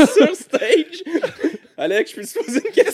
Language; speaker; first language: French; native; French